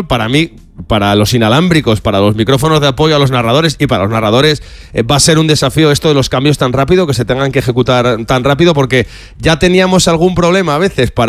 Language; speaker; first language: Spanish; native; Spanish